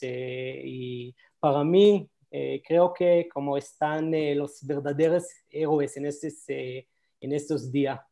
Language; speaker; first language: Spanish; non-native, learner; Hebrew